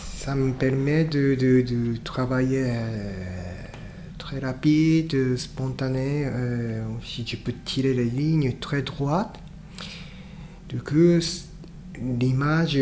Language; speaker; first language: French; non-native, fluent; Japanese